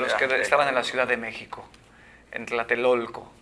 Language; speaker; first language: Spanish; native; Spanish